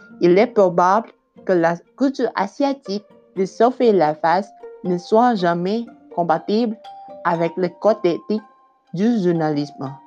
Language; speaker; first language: French; non-native, learner; Indonesian